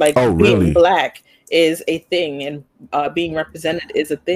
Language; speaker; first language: English; early bilingual, other home language; Spanish